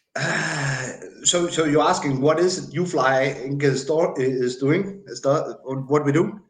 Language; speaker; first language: English; non-native, fluent; Danish